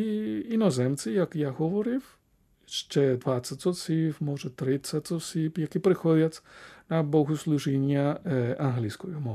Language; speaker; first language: Ukrainian; non-native, fluent; Spanish